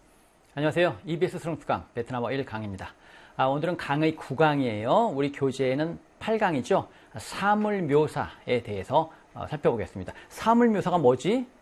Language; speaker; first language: Korean; native; Korean